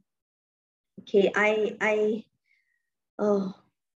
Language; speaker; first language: English; non-native, local second language; Tamil